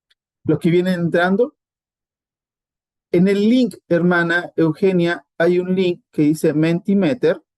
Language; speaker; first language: Spanish; native; Spanish